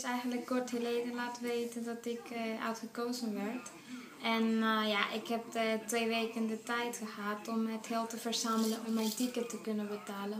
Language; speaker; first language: Dutch; non-native, fluent; Spanish